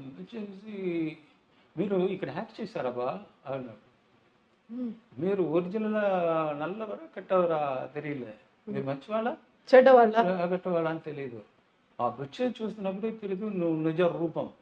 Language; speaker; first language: Telugu; non-native, learner; Tamil